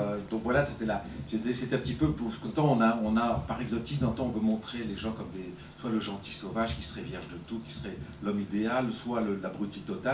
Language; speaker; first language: French; native; French